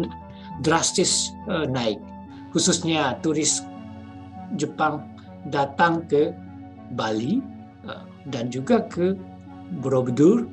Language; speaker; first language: Indonesian; non-native, fluent; Japanese